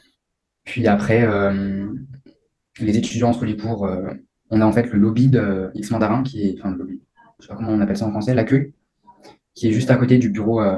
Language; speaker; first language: French; native; French